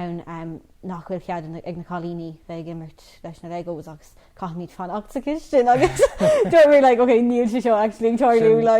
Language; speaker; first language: Irish; non-native, local second language; English